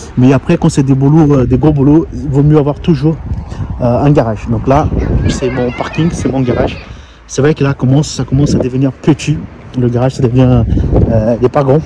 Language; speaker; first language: French; non-native, fluent; Portuguese